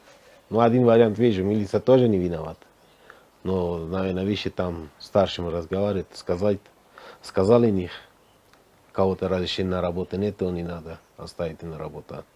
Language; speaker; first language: Russian; non-native, learner; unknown